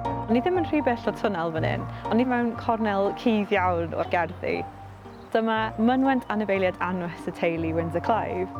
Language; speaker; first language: Welsh; native; Welsh